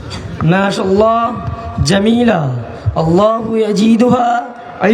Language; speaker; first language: Arabic; non-native, learner; Bangla